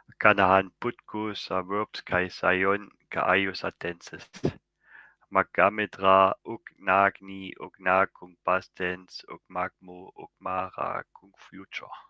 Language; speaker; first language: Cebuano; non-native, learner; German